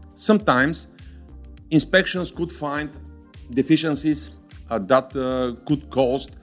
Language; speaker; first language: English; non-native, fluent; Bulgarian